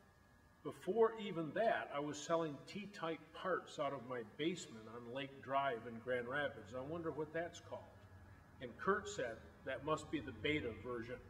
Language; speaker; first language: English; native; English